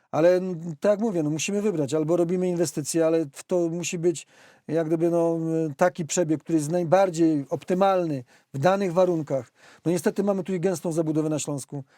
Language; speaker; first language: Polish; native; Polish